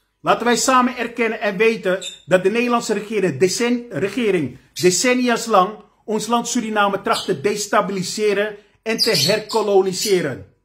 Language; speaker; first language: Dutch; native; Dutch